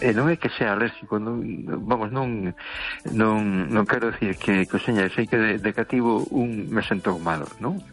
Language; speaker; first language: Galician; non-native, local second language; Spanish